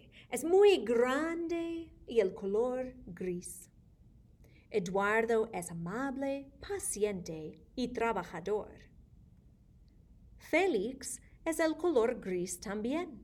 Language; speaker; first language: Spanish; non-native, fluent; English